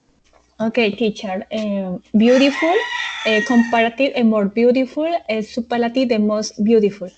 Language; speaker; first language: English; non-native, learner; Spanish